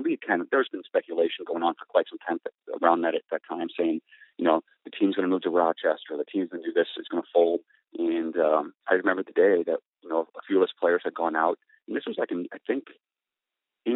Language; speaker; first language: English; native; English